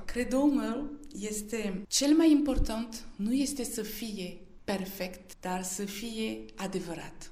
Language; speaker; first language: Romanian; early bilingual, heritage; Romanian